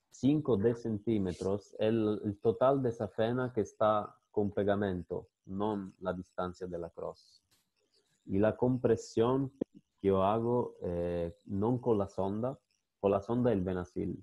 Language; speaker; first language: Spanish; non-native, fluent; Italian